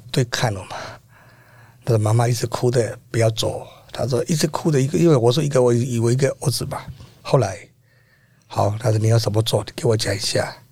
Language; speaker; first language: Chinese; non-native, fluent; Burmese